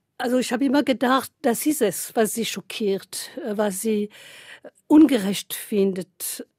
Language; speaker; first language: German; non-native, fluent; French